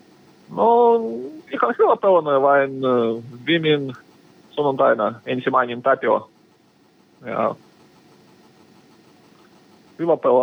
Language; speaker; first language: Finnish; non-native, learner; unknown